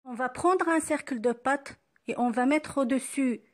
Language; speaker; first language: French; non-native, local second language; Arabic